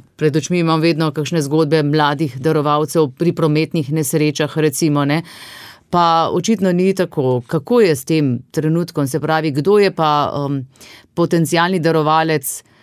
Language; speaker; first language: Slovenian; native; Slovenian